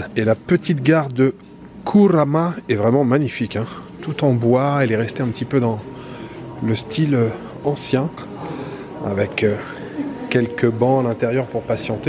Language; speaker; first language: French; native; French